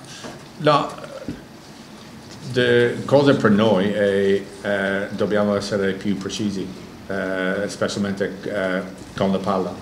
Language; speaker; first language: Italian; non-native, learner; English